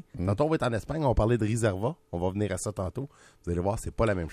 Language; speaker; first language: French; native; French